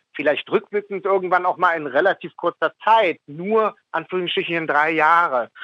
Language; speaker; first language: German; native; German